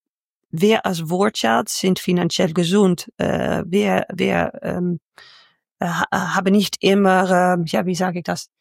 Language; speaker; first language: German; non-native, learner; Dutch